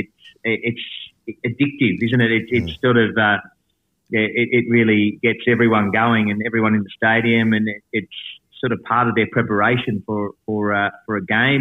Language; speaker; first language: English; native; English